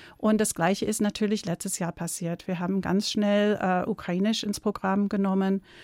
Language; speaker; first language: German; non-native, fluent; English